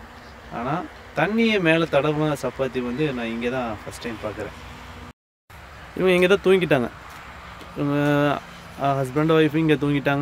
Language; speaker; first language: Tamil; native; Tamil